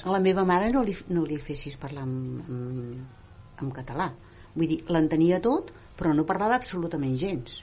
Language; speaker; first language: Catalan; non-native, local second language; Spanish